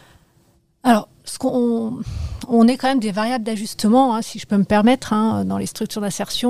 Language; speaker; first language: French; native; French